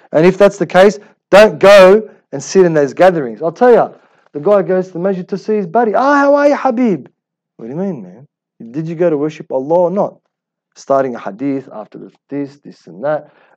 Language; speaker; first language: English; early bilingual, other home language; Arabic